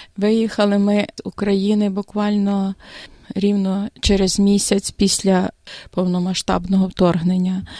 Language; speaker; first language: Ukrainian; native; Ukrainian